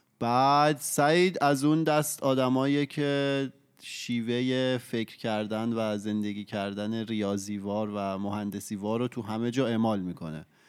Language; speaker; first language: Persian; native; Persian